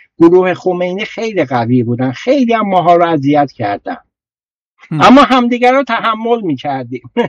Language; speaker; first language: Persian; non-native, local second language; Azerbaijani